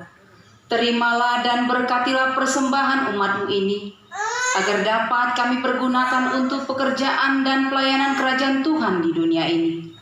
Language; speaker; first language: Indonesian; native; Indonesian